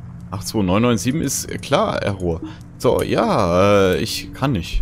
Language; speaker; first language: German; native; German